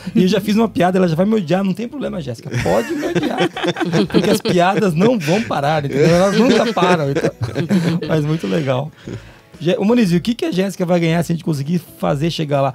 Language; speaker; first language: Portuguese; native; Portuguese